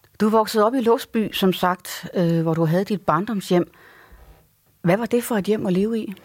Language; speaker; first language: Danish; native; Danish